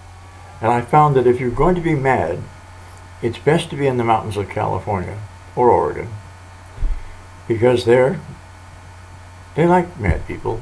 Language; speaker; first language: English; native; English